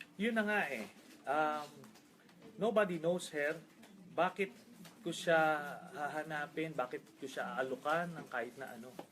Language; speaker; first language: Filipino; native; Filipino